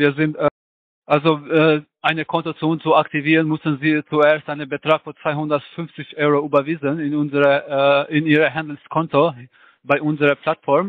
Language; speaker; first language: German; non-native, fluent; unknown